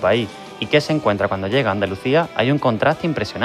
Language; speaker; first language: Spanish; native; Spanish